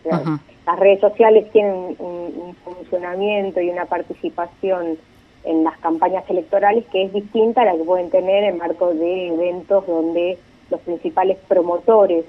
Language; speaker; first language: Spanish; native; Spanish